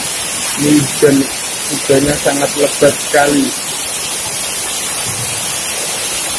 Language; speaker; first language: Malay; non-native, local second language; Javanese